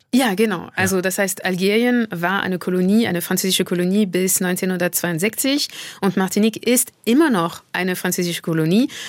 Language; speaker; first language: German; non-native, fluent; French